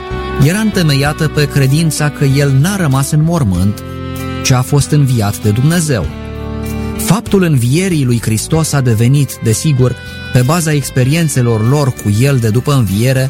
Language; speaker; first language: Romanian; native; Romanian